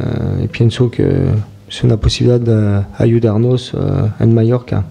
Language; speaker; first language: Spanish; non-native, fluent; French